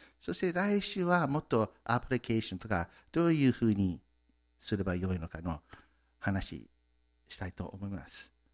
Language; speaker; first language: Japanese; non-native, fluent; English